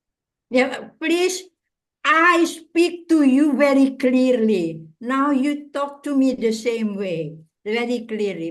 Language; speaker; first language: English; non-native, fluent; Indonesian